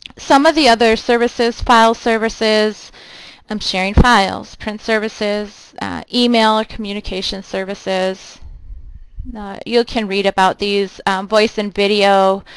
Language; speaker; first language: English; native; English